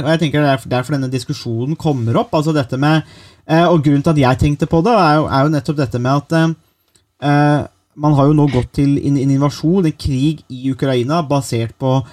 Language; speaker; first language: Norwegian; native; Norwegian